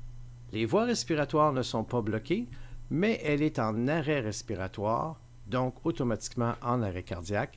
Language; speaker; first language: French; native; French